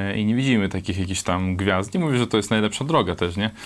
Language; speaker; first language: Polish; non-native, fluent; Hebrew